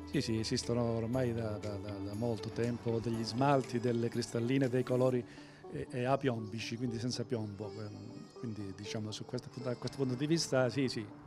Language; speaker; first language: Italian; native; Italian